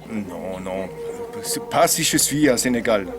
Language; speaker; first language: French; non-native, learner; German